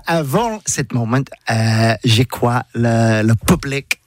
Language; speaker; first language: French; non-native, learner; English